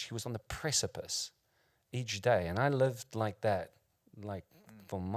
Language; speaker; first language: English; native; English